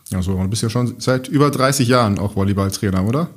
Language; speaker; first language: German; native; German